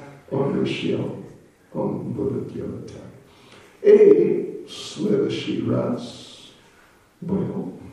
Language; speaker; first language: Russian; non-native, learner; English